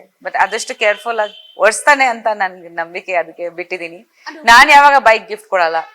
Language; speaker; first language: Kannada; non-native, fluent; Bangla